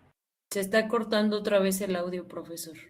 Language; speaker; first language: Spanish; native; Spanish